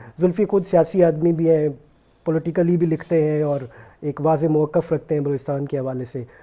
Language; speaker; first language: Urdu; non-native, local second language; Baluchi